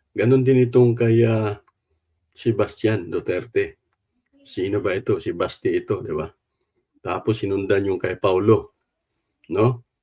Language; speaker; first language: Filipino; non-native, local second language; Cebuano